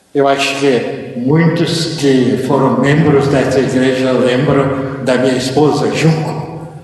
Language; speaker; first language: Portuguese; early bilingual, other home language; Japanese